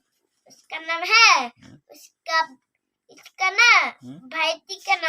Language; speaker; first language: Hindi; non-native, local second language; Assamese